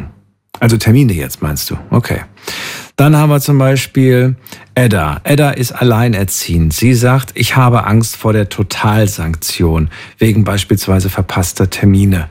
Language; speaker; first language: German; native; German